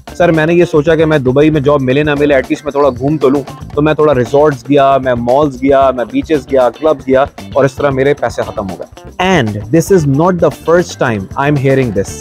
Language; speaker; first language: Urdu; native; Urdu